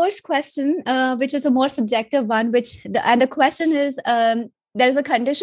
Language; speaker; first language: English; non-native, local second language; Hindi